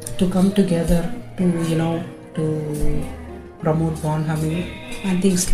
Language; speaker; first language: English; non-native, local second language; Tamil